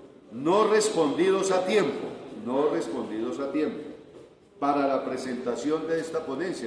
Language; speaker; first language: Spanish; native; Spanish